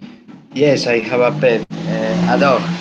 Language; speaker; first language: English; non-native, learner; Spanish